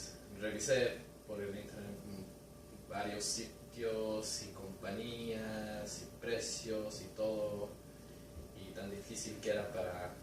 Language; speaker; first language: Spanish; early bilingual, heritage; Spanish